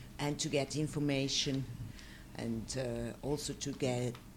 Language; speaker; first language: English; non-native, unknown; German